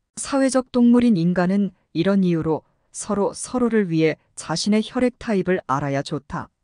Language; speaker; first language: Korean; native; Korean